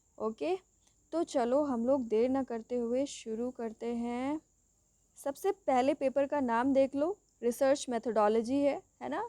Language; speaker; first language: Hindi; native; Hindi